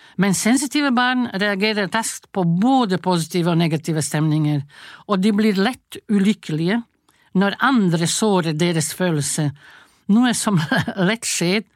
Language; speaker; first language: Norwegian; non-native, fluent; Croatian